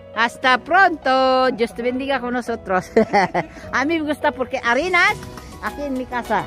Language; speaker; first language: Spanish; non-native, learner; Filipino